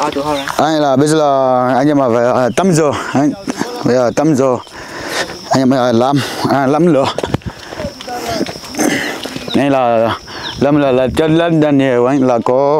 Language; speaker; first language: Vietnamese; non-native, learner; Portuguese